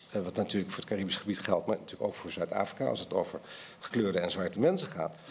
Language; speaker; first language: Dutch; native; Dutch